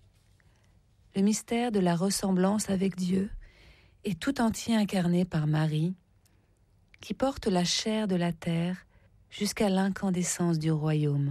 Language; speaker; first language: French; native; French